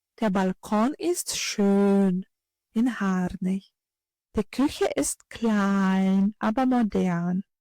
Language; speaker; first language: German; non-native, fluent; Ukrainian